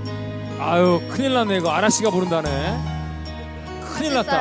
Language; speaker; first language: Korean; native; Korean